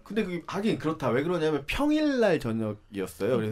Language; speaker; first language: Korean; native; Korean